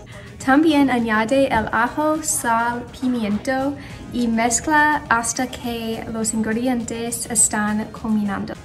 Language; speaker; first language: Spanish; non-native, learner; English